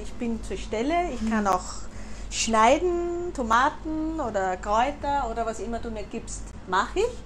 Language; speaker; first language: German; native; German